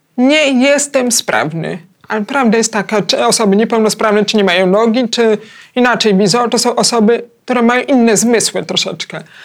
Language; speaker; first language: Polish; early bilingual, heritage; Polish